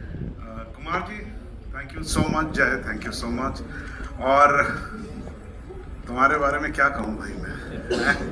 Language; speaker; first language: Hindi; native; Hindi